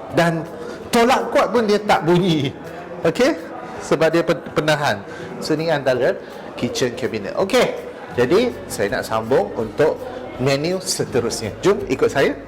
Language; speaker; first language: Malay; non-native, local second language; Chinese